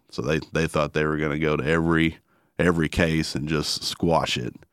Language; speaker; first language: English; native; English